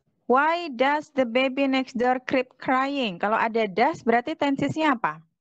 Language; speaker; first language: English; non-native, fluent; Indonesian